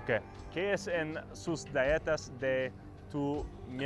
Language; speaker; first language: Spanish; non-native, learner; English